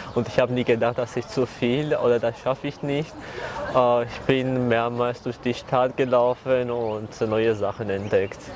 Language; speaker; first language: German; non-native, fluent; Georgian